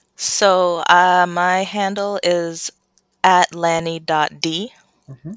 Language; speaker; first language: English; native; English